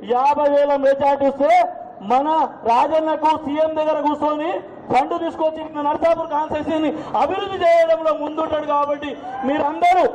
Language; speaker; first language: Telugu; non-native, local second language; Lambadi